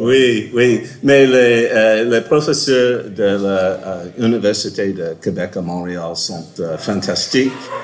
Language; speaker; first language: French; non-native, learner; English